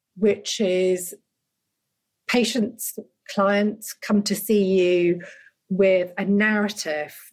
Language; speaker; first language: English; native; English